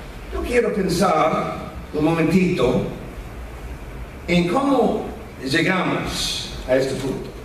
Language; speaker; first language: Spanish; non-native, fluent; English